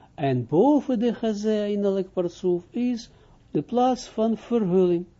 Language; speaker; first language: Dutch; non-native, fluent; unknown